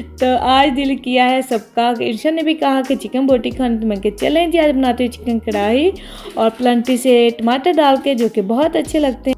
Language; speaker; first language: Urdu; non-native, local second language; Punjabi